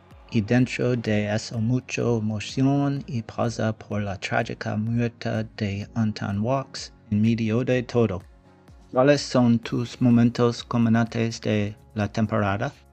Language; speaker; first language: Spanish; non-native, learner; English